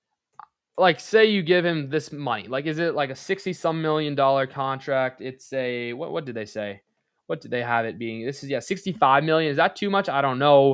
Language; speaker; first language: English; native; English